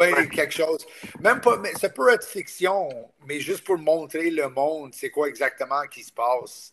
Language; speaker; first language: French; non-native, local second language; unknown